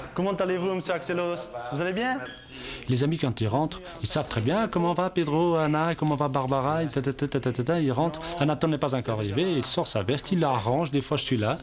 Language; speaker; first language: French; non-native, fluent; Portuguese